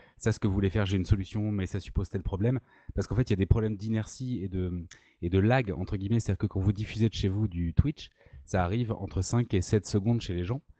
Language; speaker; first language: French; native; French